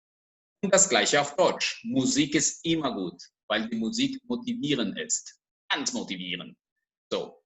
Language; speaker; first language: German; non-native, fluent; Spanish